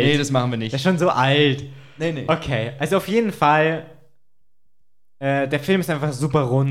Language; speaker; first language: German; native; German